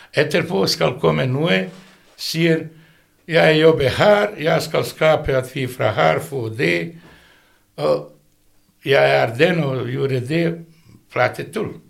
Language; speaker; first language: Norwegian; non-native, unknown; Bosnian